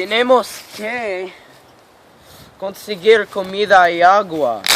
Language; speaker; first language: Spanish; non-native, learner; English